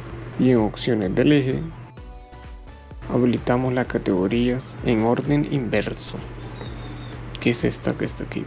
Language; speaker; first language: Spanish; native; Spanish